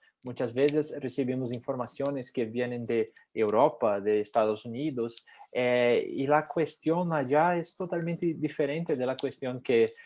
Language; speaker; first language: Spanish; non-native, fluent; Portuguese